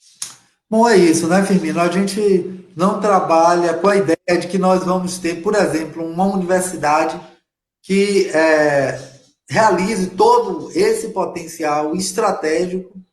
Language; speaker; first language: Portuguese; native; Portuguese